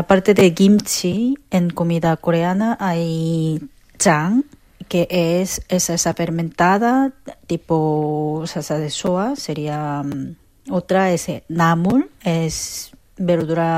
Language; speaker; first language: Spanish; non-native, learner; Korean